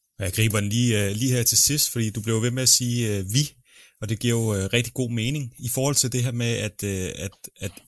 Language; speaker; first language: Danish; native; Danish